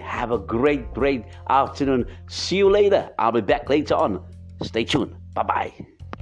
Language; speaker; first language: English; non-native, local second language; Afrikaans